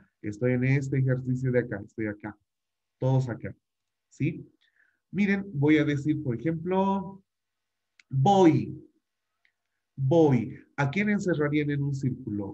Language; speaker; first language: Spanish; native; Spanish